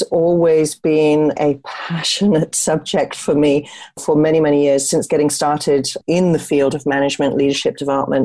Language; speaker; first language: English; native; English